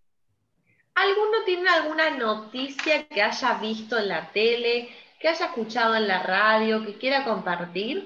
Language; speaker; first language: Spanish; native; Spanish